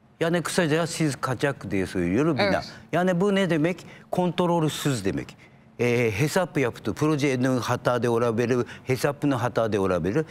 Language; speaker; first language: Turkish; non-native, fluent; Japanese